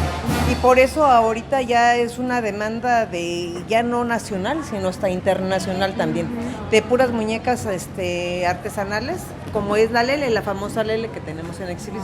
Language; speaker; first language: Spanish; native; Spanish